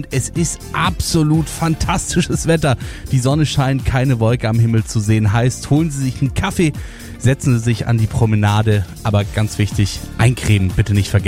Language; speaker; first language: German; native; German